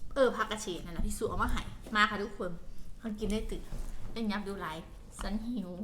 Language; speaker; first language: Thai; non-native, local second language; Northeastern Thai